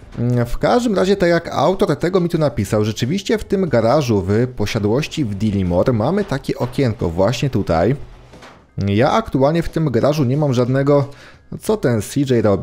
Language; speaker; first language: Polish; native; Polish